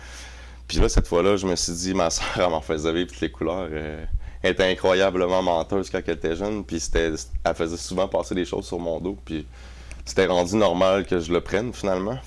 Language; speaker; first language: French; native; French